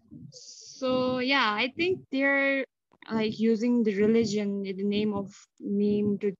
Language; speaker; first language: English; non-native, local second language; Tibetan